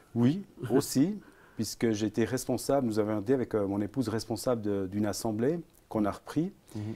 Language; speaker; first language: French; early bilingual, other home language; Italian